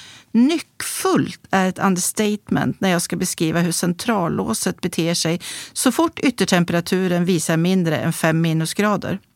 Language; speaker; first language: Swedish; native; Swedish